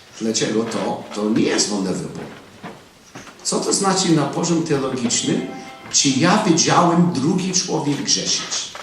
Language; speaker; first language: Polish; non-native, learner; English